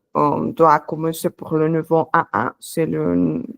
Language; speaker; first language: French; non-native, fluent; Spanish